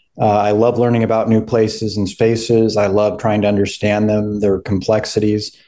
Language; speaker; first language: English; native; English